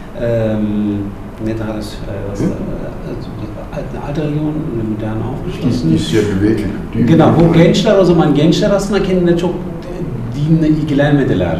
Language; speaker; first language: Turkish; non-native, fluent; German